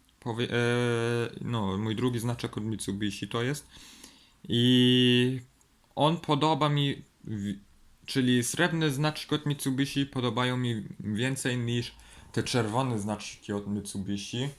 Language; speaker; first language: Polish; early bilingual, heritage; Polish